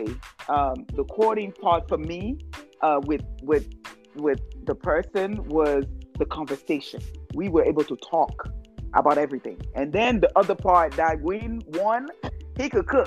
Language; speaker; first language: English; non-native, local second language; French